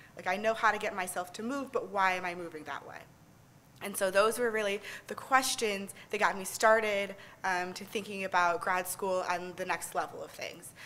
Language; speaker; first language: English; native; English